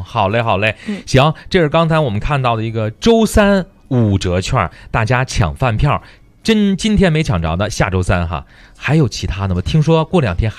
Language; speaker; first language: Chinese; native; Chinese